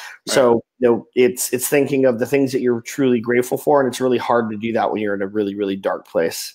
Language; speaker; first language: English; native; English